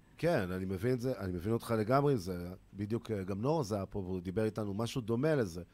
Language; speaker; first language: Hebrew; native; Hebrew